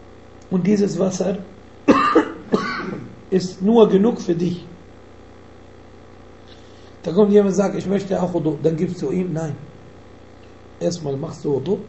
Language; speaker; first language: German; non-native, fluent; Arabic